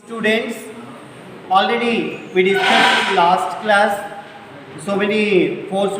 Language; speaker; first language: English; non-native, local second language; Telugu